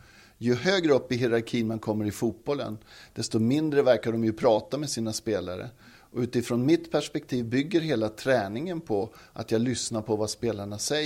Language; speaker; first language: Swedish; native; Swedish